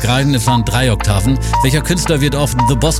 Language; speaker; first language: German; native; German